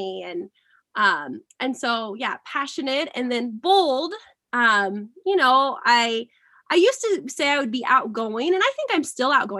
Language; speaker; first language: English; native; English